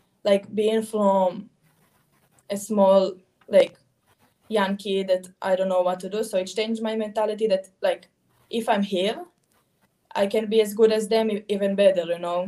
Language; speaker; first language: English; non-native, fluent; Hebrew